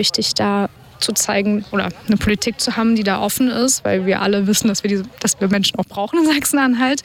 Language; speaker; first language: German; native; German